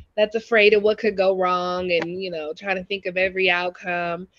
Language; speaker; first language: English; native; English